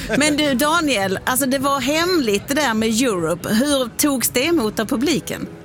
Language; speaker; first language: Swedish; native; Swedish